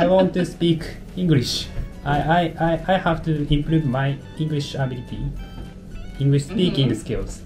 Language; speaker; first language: English; non-native, learner; Japanese